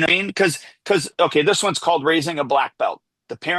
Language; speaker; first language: English; native; English